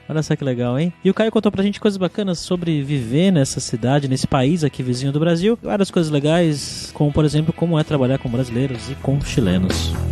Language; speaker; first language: Portuguese; native; Portuguese